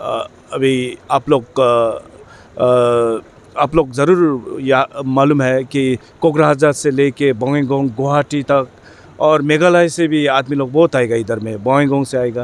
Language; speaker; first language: Hindi; non-native, fluent; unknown